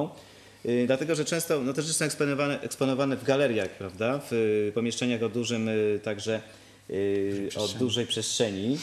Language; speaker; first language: Polish; native; Polish